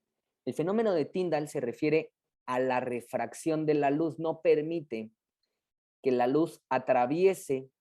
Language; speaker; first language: Spanish; native; Spanish